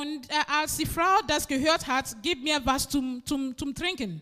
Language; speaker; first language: German; non-native, fluent; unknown